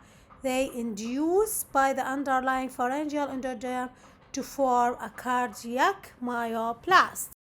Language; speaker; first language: English; non-native, local second language; Arabic